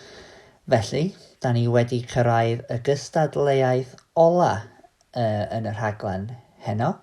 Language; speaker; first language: Welsh; native; Welsh